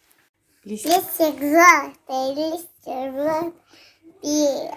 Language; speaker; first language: Russian; early bilingual, other home language; Tajik